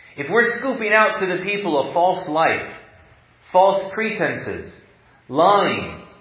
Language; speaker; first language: English; native; English